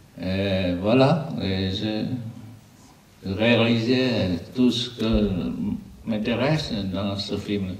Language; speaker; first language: French; non-native, learner; Vietnamese